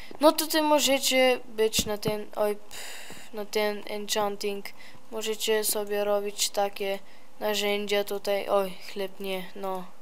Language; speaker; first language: Polish; early bilingual, heritage; Polish